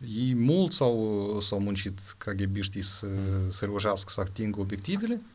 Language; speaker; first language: Romanian; native; Romanian